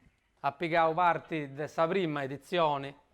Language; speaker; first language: Italian; native; Italian